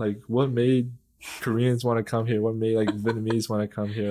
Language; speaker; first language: English; early bilingual, other home language; Vietnamese